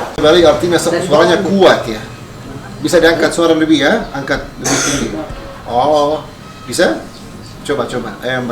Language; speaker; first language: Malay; non-native, learner; Arabic